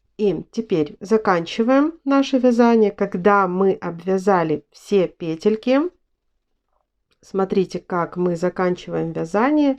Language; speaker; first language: Russian; native; Russian